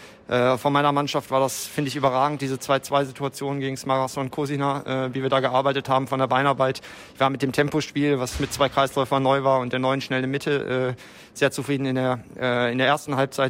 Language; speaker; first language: German; native; German